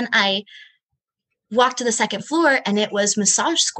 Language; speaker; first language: English; native; English